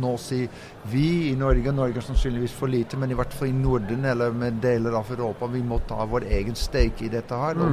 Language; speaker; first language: Norwegian; non-native, fluent; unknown